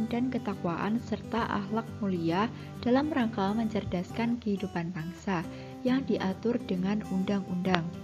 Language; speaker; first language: Indonesian; native; Indonesian